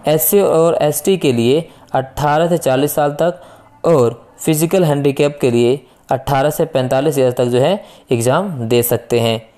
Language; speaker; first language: Hindi; native; Hindi